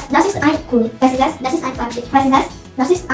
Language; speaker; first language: German; non-native, learner; Indonesian